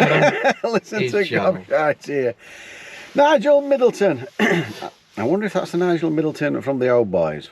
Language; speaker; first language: English; native; English